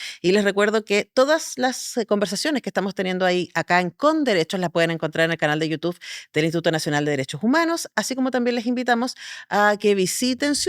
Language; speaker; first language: Spanish; native; Spanish